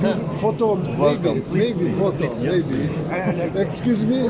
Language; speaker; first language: English; non-native, learner; Uzbek